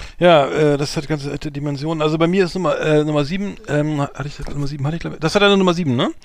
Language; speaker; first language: German; native; German